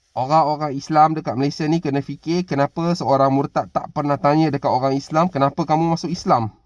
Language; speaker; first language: Malay; native; Malay